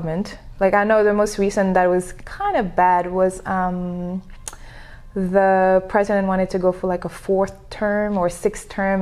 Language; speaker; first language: English; non-native, fluent; French